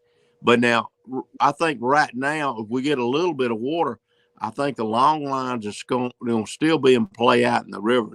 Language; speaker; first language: English; native; English